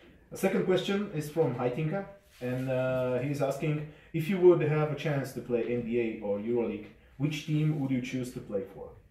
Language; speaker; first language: English; non-native, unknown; Slovak